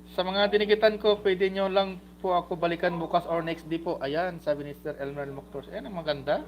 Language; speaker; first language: Filipino; non-native, local second language; Hiligaynon